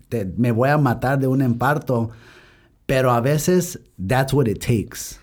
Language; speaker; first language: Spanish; early bilingual, heritage; Spanish